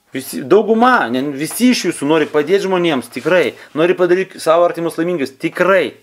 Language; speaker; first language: Lithuanian; non-native, local second language; Russian